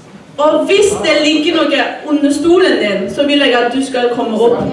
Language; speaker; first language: Norwegian; non-native, fluent; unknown